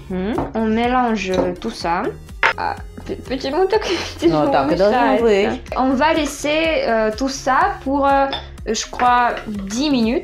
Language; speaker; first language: French; non-native, fluent; Russian